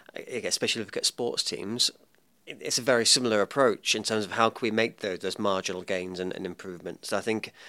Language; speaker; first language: English; native; English